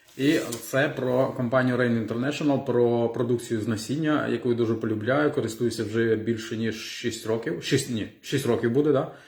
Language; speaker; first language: Ukrainian; non-native, local second language; Russian